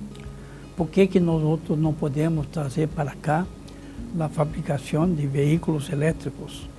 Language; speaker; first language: Spanish; non-native, fluent; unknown